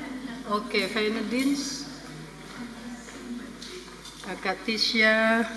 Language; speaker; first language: Dutch; non-native, fluent; Indonesian